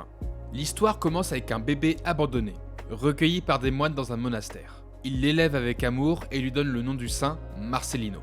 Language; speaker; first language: French; native; French